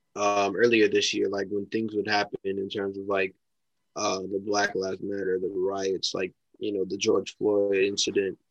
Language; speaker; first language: English; native; English